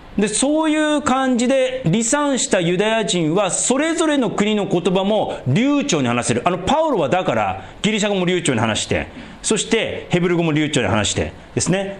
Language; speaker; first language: Japanese; native; Japanese